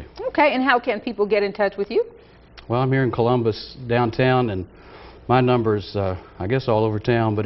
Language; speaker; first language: English; native; English